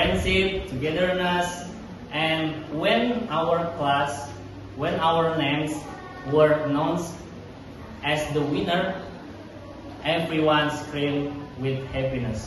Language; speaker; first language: English; non-native, learner; Indonesian